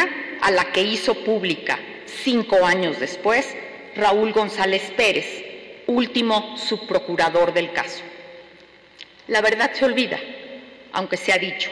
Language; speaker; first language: Spanish; native; Spanish